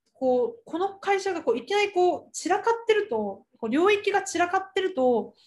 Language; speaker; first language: Japanese; early bilingual, other home language; Chinese